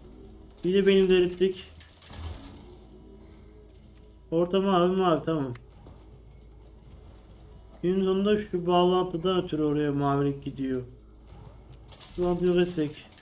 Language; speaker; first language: Turkish; native; Turkish